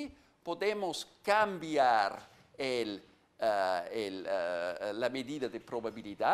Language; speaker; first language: Spanish; non-native, fluent; German